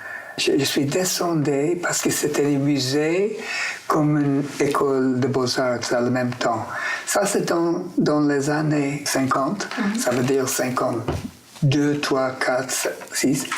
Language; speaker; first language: French; non-native, fluent; English